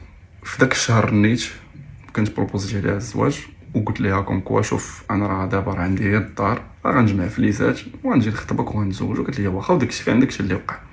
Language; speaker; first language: Arabic; native; Arabic